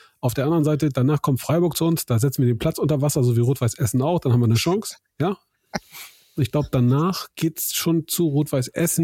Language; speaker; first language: German; native; German